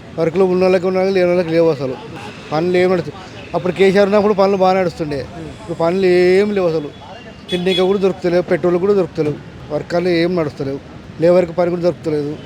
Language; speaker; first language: Telugu; native; Telugu